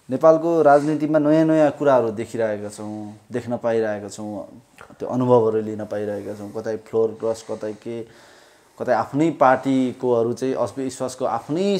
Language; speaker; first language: Nepali; native; Nepali